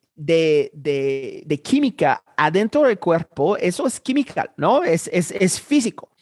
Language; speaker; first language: Spanish; non-native, fluent; Haitian Creole